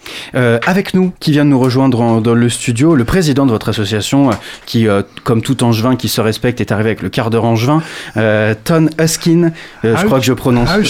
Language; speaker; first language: French; native; French